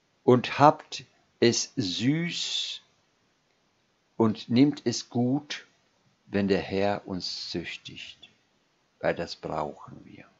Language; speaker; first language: German; non-native, fluent; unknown